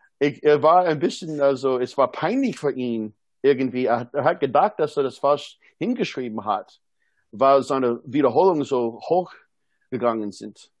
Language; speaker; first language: German; non-native, fluent; English